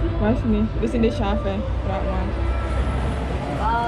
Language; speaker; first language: German; non-native, learner; Thai